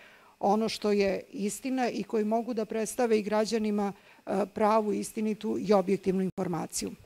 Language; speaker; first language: Bosnian; native; Bosnian